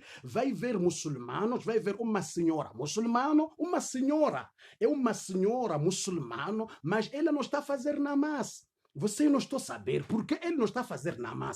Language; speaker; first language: Portuguese; non-native, learner; Swahili